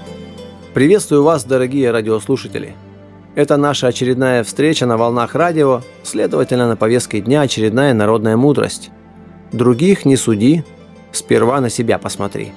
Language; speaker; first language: Russian; native; Russian